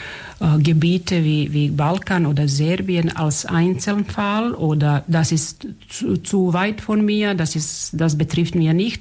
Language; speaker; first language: German; non-native, fluent; Serbian